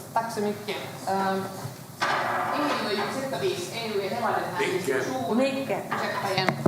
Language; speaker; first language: Swedish; native; Swedish